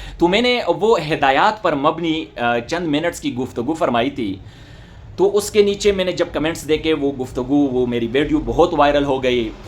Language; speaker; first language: Urdu; non-native, local second language; Northern Hindko